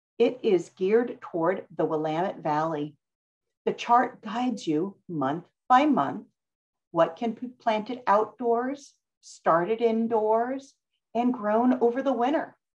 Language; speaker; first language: English; native; English